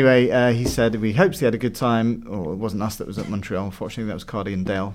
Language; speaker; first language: English; native; English